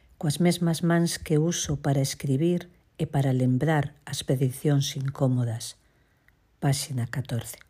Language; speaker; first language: Galician; native; Galician